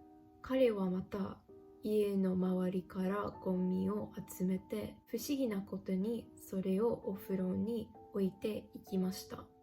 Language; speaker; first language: Japanese; non-native, learner; English